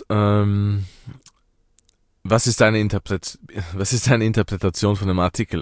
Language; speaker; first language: German; early bilingual, other home language; Persian